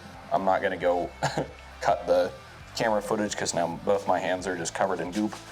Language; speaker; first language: English; native; English